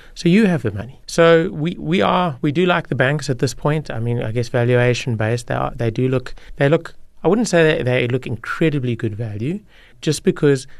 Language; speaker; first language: English; native; English